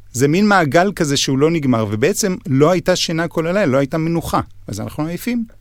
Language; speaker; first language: Hebrew; native; Hebrew